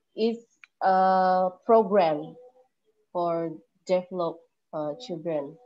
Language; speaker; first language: English; non-native, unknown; Indonesian